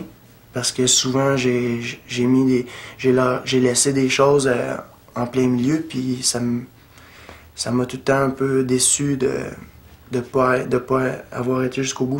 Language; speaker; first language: French; native; French